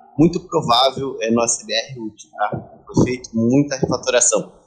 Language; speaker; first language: Portuguese; native; Portuguese